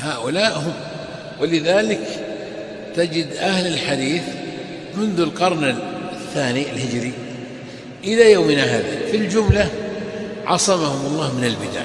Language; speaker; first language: Arabic; native; Arabic